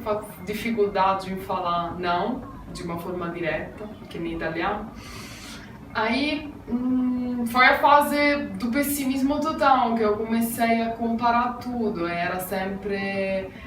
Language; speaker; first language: Portuguese; non-native, fluent; Italian